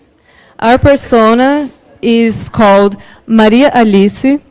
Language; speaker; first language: English; non-native, fluent; Portuguese